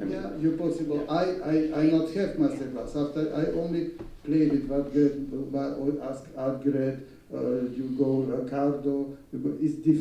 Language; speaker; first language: English; non-native, learner; Russian